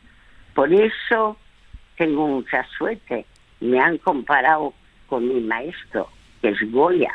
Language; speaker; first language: Spanish; early bilingual, other home language; French